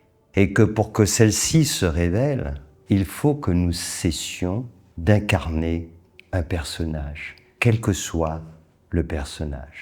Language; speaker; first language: French; native; French